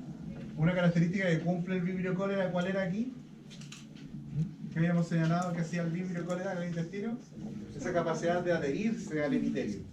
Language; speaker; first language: Spanish; native; Spanish